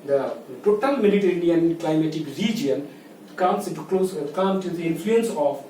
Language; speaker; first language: English; non-native, local second language; Bangla